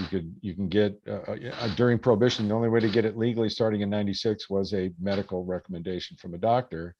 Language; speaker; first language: English; native; English